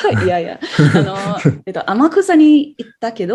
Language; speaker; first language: Japanese; non-native, fluent; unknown